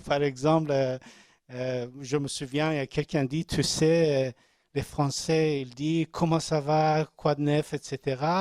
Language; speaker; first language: French; non-native, learner; Persian